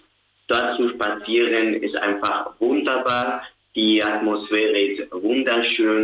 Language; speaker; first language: German; non-native, fluent; Spanish